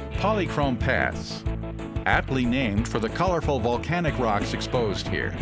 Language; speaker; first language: English; native; English